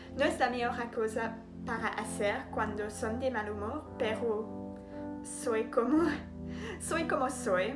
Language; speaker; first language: Spanish; non-native, learner; French